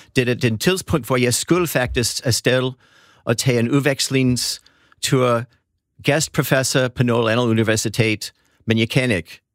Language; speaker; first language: Danish; non-native, fluent; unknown